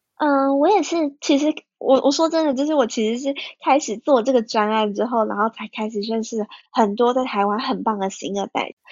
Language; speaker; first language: Chinese; early bilingual, heritage; Chinese